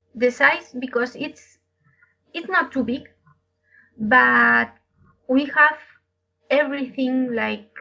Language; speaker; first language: English; non-native, learner; Spanish